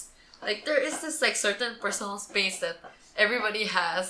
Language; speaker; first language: English; native; English